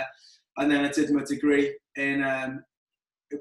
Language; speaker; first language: English; native; English